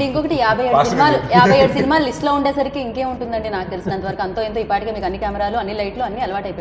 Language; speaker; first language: Telugu; native; Telugu